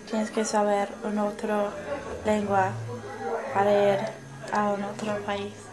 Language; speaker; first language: Spanish; non-native, learner; English